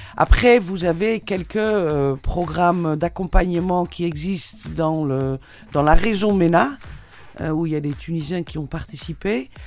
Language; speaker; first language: French; non-native, fluent; Dutch